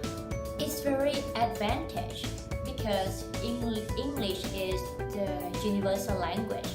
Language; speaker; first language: English; non-native, fluent; Thai